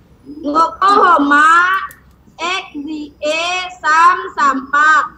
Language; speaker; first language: Cantonese; non-native, learner; Indonesian